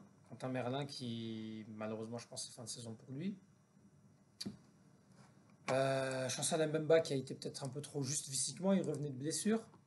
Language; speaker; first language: French; native; French